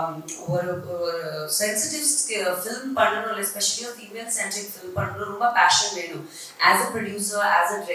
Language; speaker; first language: Tamil; non-native, learner; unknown